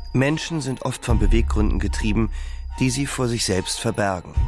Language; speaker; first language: German; native; German